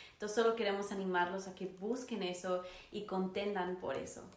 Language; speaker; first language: Spanish; early bilingual, other home language; English